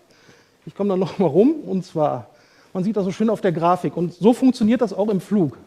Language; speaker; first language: German; native; German